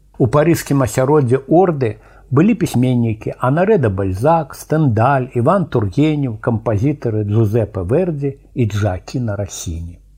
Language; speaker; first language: Belarusian; native; Belarusian